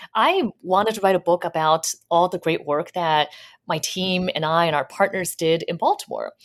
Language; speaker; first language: English; native; English